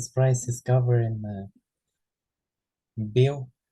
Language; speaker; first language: English; non-native, learner; Ukrainian